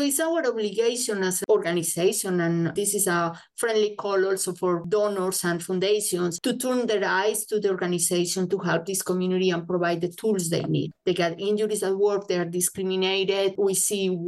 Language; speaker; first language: English; non-native, fluent; Spanish